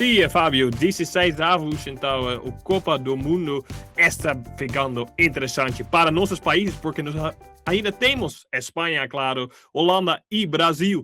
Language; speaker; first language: Portuguese; non-native, fluent; Dutch